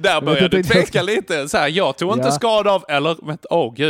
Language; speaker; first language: Swedish; native; Swedish